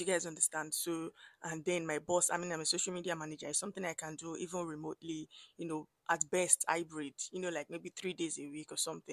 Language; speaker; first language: English; non-native, local second language; Yoruba